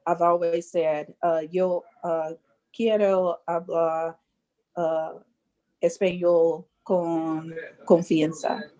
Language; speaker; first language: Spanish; non-native, learner; English